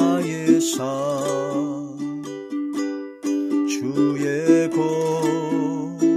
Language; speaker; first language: Korean; native; Korean